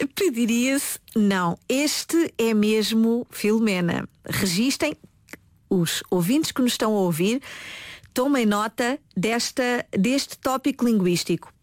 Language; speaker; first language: Portuguese; native; Portuguese